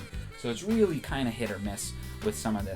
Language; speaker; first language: English; native; English